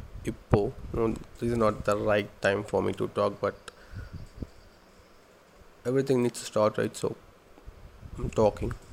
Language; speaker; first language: English; non-native, local second language; Tamil